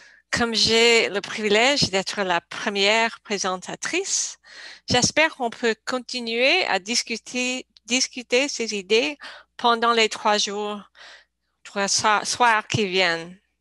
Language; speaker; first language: French; non-native, learner; English